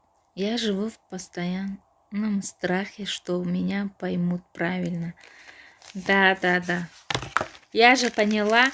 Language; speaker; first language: Russian; non-native, local second language; Tajik